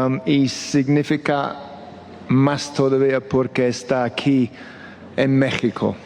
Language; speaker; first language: Spanish; non-native, fluent; English